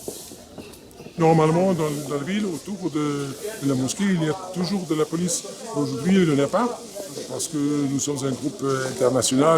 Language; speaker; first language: French; non-native, fluent; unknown